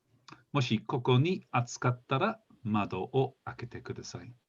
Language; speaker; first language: Japanese; non-native, fluent; English